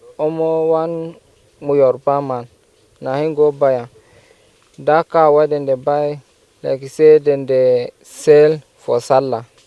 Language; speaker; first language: Nigerian Pidgin; non-native, local second language; Fula